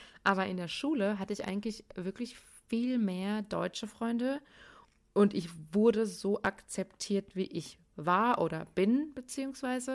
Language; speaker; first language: German; early bilingual, other home language; Persian